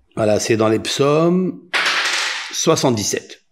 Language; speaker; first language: French; non-native, local second language; Spanish